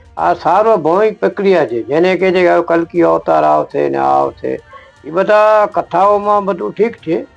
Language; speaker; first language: Gujarati; non-native, local second language; Kachhi